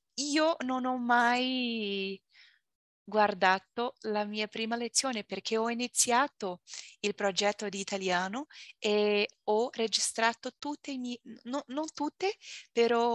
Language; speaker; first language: Italian; non-native, learner; Portuguese